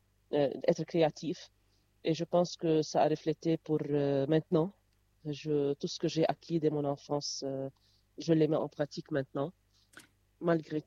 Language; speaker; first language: French; non-native, local second language; Arabic